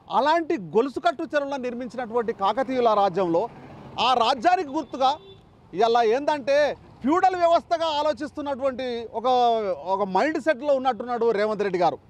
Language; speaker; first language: Telugu; native; Telugu